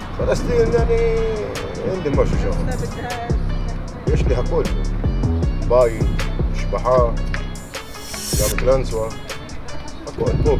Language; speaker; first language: Hebrew; non-native, local second language; Arabic